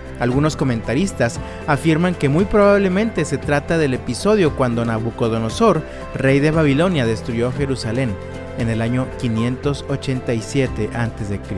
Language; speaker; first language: Spanish; native; Spanish